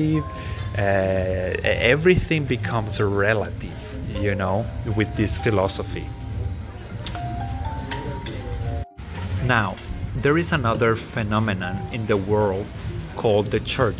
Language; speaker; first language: English; non-native, fluent; Spanish